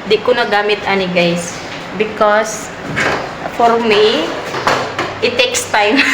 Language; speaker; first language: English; non-native, local second language; Cebuano